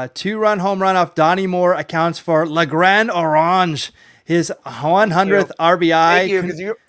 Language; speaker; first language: English; native; English